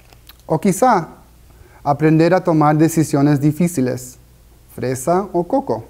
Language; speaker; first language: Spanish; early bilingual, heritage; Spanish